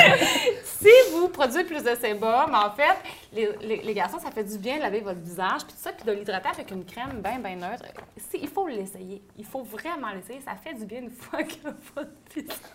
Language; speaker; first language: French; native; French